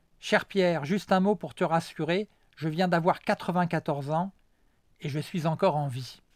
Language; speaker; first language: French; native; French